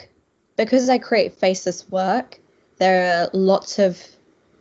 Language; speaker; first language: English; native; English